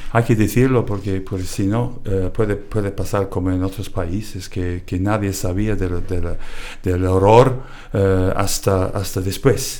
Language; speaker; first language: Spanish; non-native, fluent; English